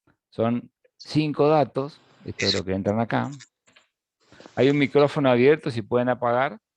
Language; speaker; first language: Spanish; native; Spanish